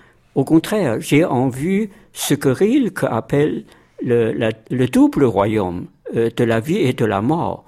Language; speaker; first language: French; non-native, fluent; Chinese